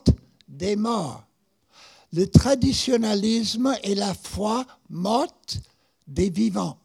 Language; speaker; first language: French; non-native, fluent; English